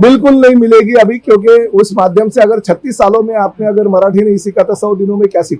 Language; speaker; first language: Hindi; non-native, local second language; Marathi